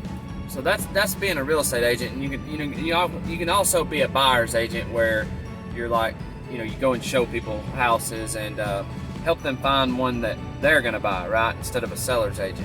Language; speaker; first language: English; native; English